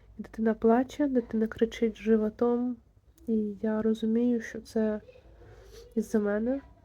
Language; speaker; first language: Ukrainian; native; Ukrainian